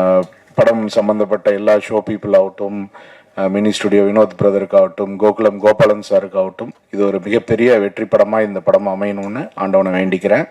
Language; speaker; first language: Tamil; native; Tamil